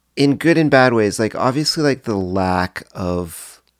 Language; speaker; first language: English; native; English